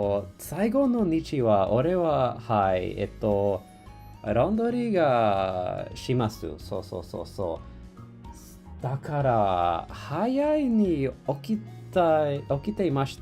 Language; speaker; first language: Japanese; non-native, learner; English